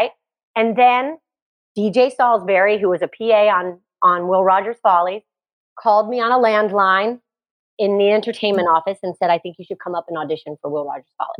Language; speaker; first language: English; native; English